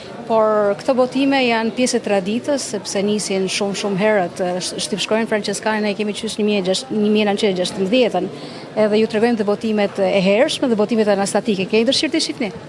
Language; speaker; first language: Albanian; native; Albanian